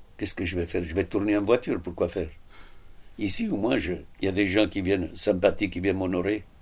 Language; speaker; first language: French; non-native, fluent; Italian